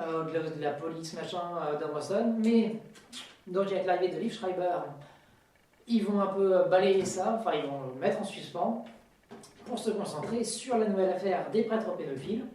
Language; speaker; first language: French; native; French